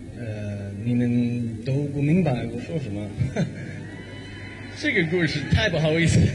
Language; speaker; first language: Chinese; non-native, learner; English